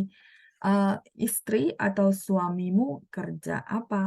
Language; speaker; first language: Indonesian; native; Indonesian